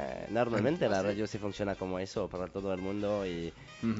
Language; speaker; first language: Spanish; non-native, learner; French